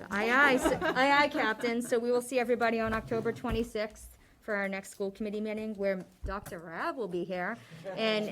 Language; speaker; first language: English; native; English